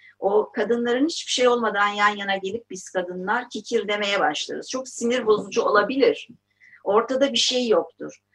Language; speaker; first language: Turkish; native; Turkish